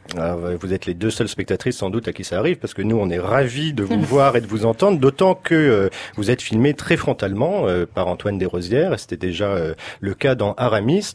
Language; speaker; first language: French; native; French